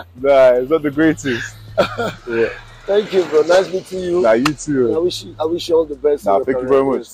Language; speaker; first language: English; non-native, local second language; Yoruba